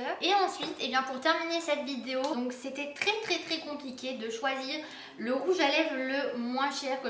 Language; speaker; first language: French; native; French